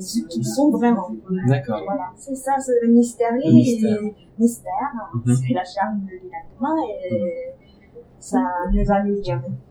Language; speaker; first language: French; non-native, learner; Japanese